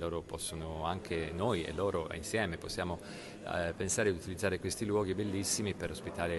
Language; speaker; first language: Italian; native; Italian